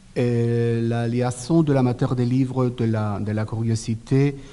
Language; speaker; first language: French; non-native, learner; Spanish